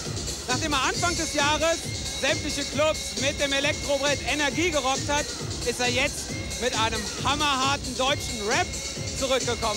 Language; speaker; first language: German; native; German